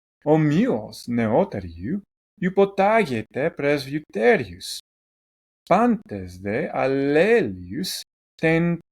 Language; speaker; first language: Greek; non-native, fluent; English